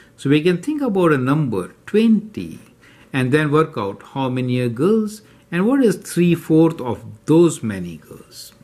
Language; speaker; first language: English; non-native, local second language; Hindi